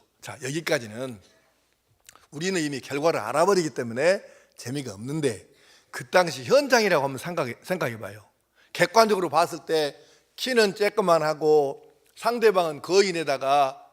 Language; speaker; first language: Korean; native; Korean